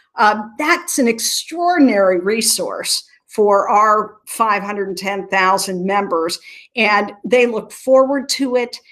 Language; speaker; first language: English; native; English